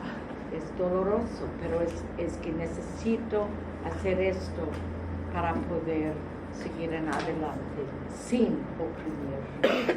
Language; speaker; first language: Spanish; non-native, fluent; English